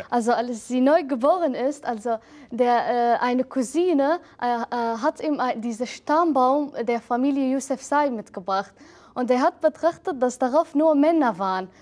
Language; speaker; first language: German; non-native, fluent; Arabic